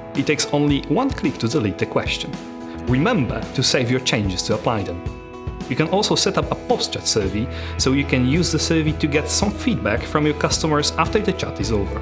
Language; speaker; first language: English; non-native, fluent; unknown